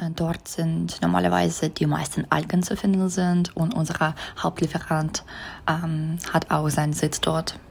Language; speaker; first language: German; non-native, fluent; Russian